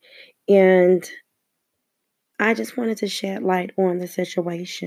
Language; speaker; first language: English; native; English